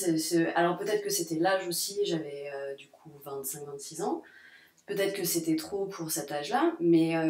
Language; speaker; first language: French; native; French